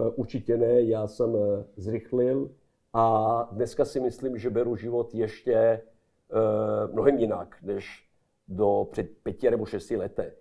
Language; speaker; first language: Czech; non-native, fluent; Serbian